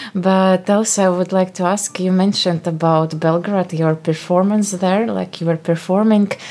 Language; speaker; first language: English; non-native, fluent; Latvian